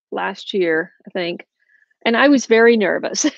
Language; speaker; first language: English; native; English